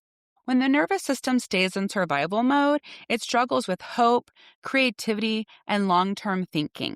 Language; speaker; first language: English; native; English